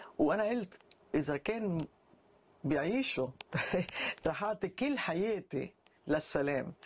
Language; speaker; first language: Arabic; early bilingual, heritage; Arabic